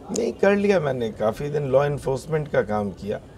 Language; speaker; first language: Hindi; native; Hindi